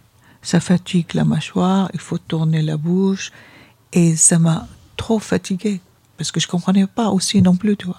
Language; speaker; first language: French; non-native, fluent; Arabic